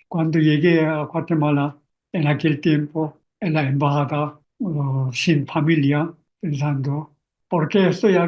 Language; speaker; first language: Spanish; non-native, learner; Korean